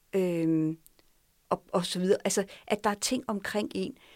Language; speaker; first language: Danish; early bilingual, other home language; French